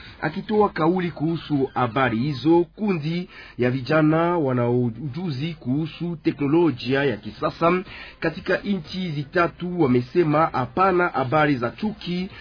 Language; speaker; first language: Swahili; native; Swahili